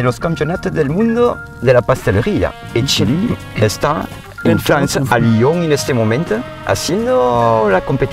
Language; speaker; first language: Spanish; non-native, learner; French